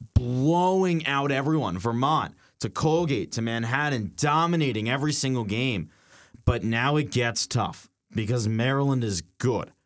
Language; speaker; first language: English; native; English